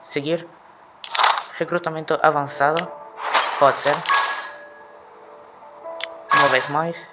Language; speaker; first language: Portuguese; non-native, learner; Spanish